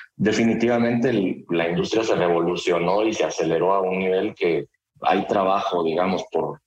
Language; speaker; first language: Spanish; native; Spanish